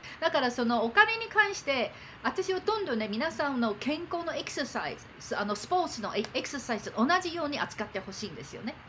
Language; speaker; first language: Japanese; non-native, fluent; Chinese